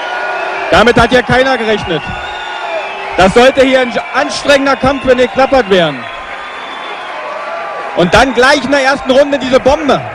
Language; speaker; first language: German; native; German